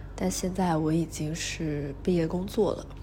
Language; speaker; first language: Chinese; native; Chinese